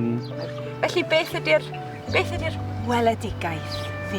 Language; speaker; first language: Welsh; native; Welsh